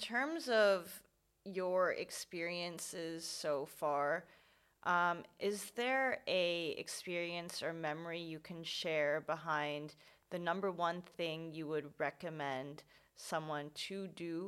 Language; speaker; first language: English; non-native, local second language; Cantonese